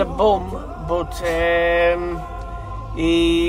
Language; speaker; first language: English; native; English